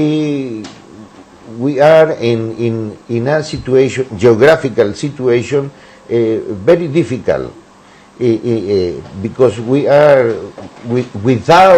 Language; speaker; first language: English; non-native, learner; Spanish